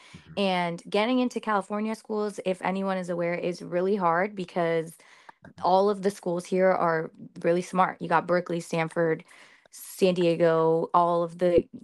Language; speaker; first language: English; early bilingual, other home language; Hindi